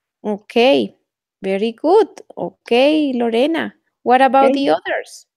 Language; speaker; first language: English; non-native, fluent; Spanish